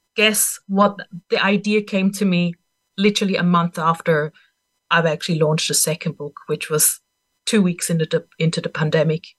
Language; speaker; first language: English; non-native, fluent; German